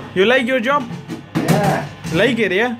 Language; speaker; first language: English; non-native, learner; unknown